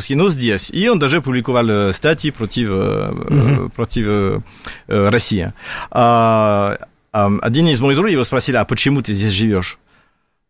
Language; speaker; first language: Russian; non-native, fluent; French